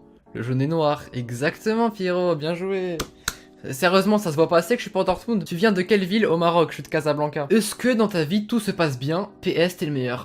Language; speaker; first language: French; native; French